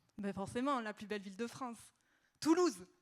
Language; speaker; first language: French; native; French